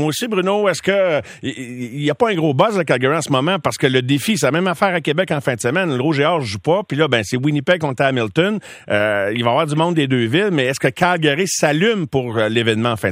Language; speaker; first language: French; native; French